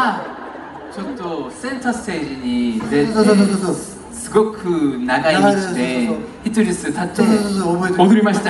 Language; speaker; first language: Japanese; non-native, fluent; Korean